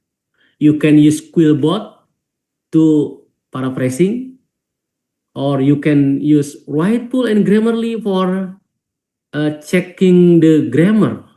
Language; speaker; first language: English; non-native, fluent; Indonesian